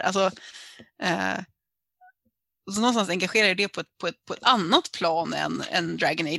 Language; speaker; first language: Swedish; native; Swedish